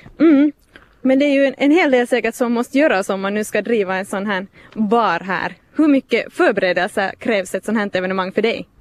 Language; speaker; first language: Swedish; native; Swedish